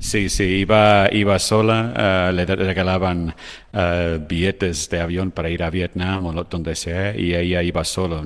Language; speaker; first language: Spanish; non-native, fluent; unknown